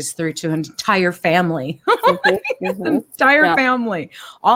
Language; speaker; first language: English; native; English